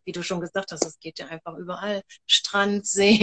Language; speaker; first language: German; native; German